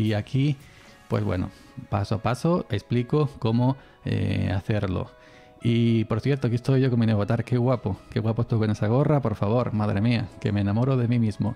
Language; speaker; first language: Spanish; native; Spanish